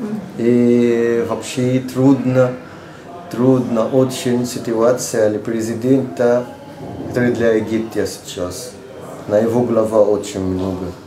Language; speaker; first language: Russian; non-native, learner; Arabic